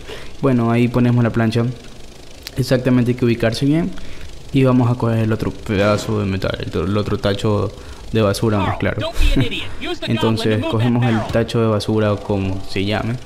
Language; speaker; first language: Spanish; native; Spanish